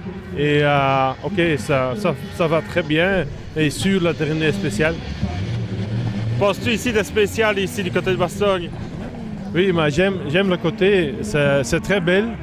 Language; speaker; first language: French; non-native, learner; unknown